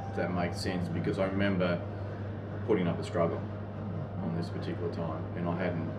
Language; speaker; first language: English; native; English